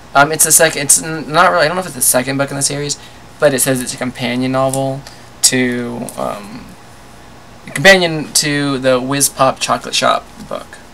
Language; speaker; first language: English; native; English